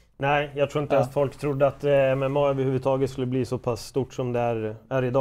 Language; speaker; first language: Swedish; native; Swedish